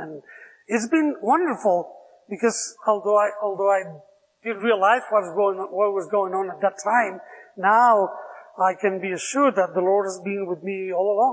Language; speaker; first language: English; non-native, fluent; Spanish